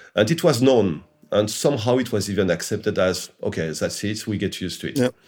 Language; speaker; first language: English; non-native, fluent; French